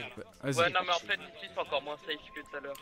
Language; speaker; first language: French; native; French